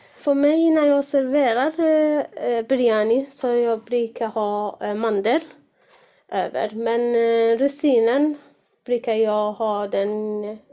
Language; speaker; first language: Swedish; non-native, fluent; Arabic